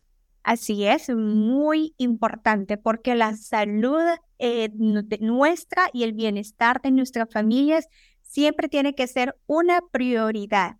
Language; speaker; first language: Spanish; native; Spanish